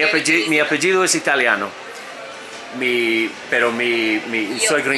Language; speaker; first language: Spanish; non-native, learner; English